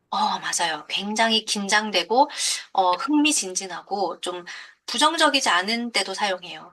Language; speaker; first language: Korean; native; Korean